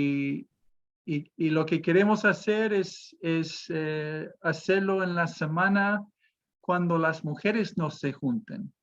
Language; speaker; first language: Spanish; non-native, fluent; English